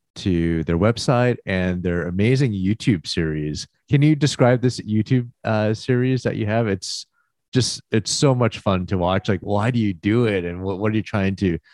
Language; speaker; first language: English; non-native, fluent; French